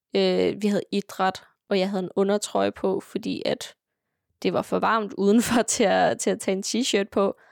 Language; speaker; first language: Danish; native; Danish